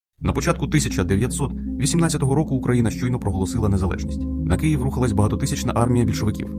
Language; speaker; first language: Ukrainian; native; Ukrainian